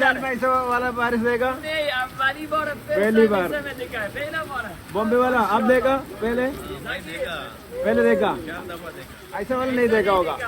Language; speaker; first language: Hindi; non-native, local second language; Malayalam